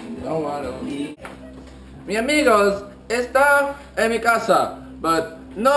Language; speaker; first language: Spanish; non-native, learner; English